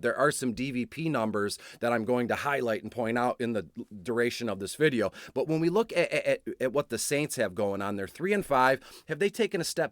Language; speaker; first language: English; native; English